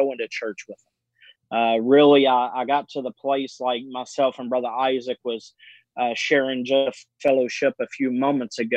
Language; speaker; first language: English; native; English